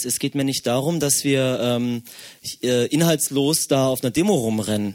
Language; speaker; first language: German; native; German